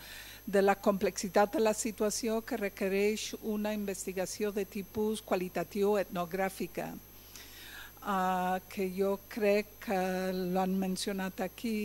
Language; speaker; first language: Catalan; non-native, fluent; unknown